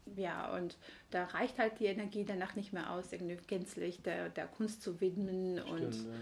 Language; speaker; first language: German; non-native, fluent; Georgian